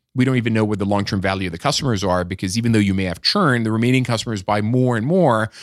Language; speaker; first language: English; non-native, fluent; French